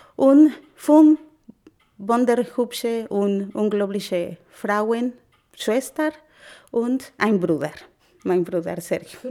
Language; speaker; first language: German; non-native, learner; Spanish